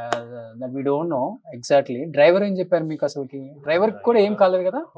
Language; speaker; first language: Telugu; native; Telugu